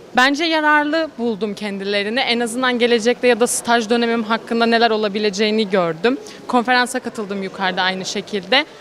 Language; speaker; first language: Turkish; native; Turkish